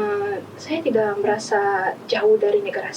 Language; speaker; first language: Indonesian; non-native, learner; Malagasy